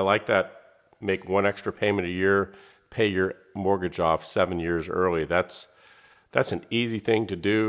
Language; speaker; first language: English; native; English